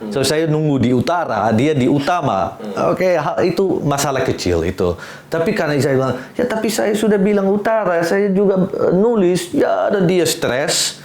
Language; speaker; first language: Indonesian; non-native, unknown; Dutch